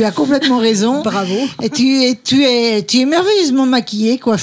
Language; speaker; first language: French; native; French